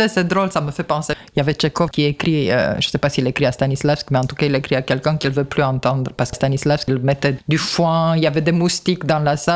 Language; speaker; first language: French; native; French